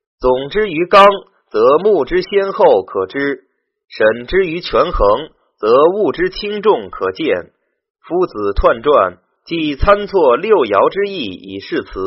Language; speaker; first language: Chinese; native; Chinese